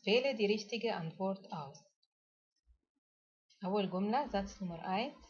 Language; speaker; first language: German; non-native, fluent; Arabic